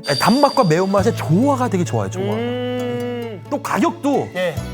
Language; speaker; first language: Korean; native; Korean